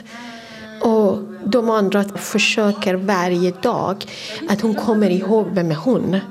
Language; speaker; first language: Swedish; non-native, fluent; Persian